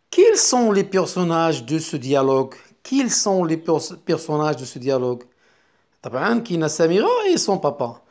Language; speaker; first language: French; non-native, local second language; Arabic